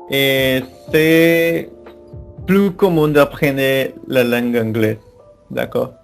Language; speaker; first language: French; non-native, learner; Spanish